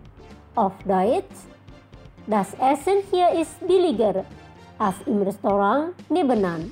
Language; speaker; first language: German; non-native, fluent; Indonesian